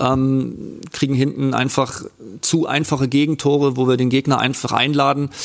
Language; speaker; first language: German; native; German